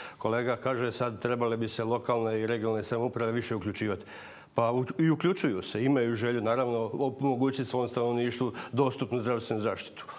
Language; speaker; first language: Croatian; native; Croatian